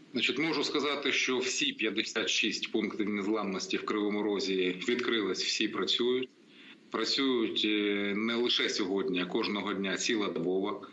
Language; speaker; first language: Ukrainian; non-native, local second language; Russian